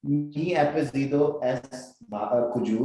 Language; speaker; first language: Spanish; non-native, learner; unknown